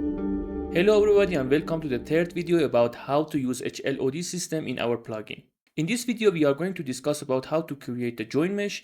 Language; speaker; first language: English; non-native, fluent; Persian